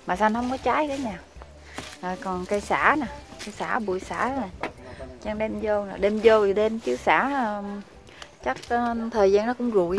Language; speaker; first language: Vietnamese; native; Vietnamese